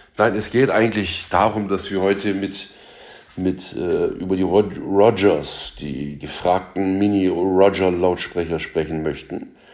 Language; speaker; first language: German; early bilingual, other home language; Turkish